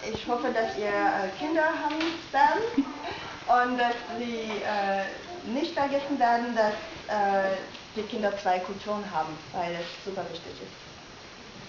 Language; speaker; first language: German; non-native, fluent; French